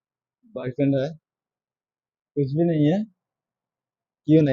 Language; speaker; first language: Hindi; non-native, learner; Bangla